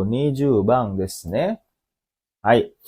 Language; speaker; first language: Japanese; non-native, fluent; Indonesian